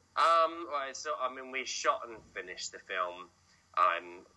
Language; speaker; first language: English; native; English